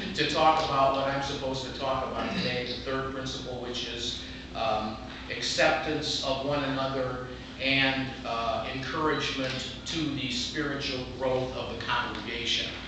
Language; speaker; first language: English; native; English